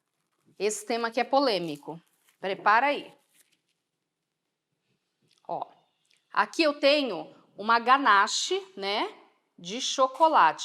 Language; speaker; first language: Portuguese; native; Portuguese